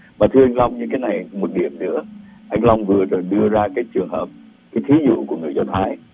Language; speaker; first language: Vietnamese; native; Vietnamese